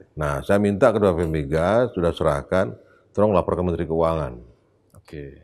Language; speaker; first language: Indonesian; native; Indonesian